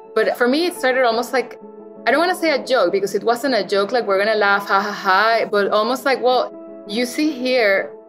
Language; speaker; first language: English; non-native, fluent; Spanish